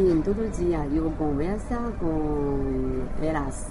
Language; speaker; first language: Portuguese; non-native, learner; Chinese